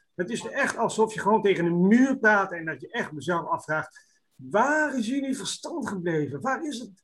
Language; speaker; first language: Dutch; native; Dutch